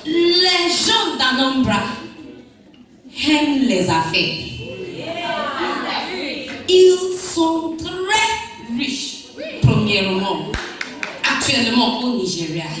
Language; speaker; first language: French; non-native, learner; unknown